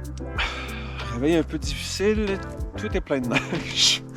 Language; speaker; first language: French; native; French